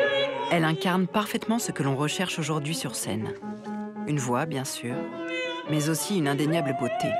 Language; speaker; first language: French; native; French